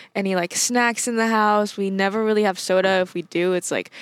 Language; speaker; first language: English; early bilingual, other home language; Chinese